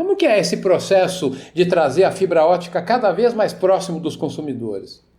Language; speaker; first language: Portuguese; native; Portuguese